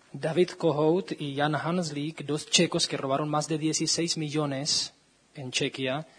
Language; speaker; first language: Spanish; non-native, fluent; Czech